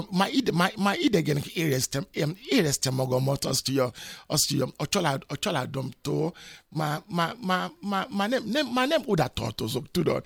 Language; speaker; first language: Hungarian; non-native, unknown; Yoruba